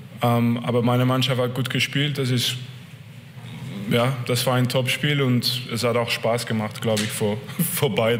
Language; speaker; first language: German; non-native, fluent; French